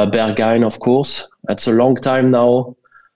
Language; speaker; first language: English; non-native, fluent; French